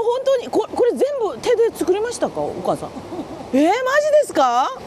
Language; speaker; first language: Japanese; non-native, fluent; Korean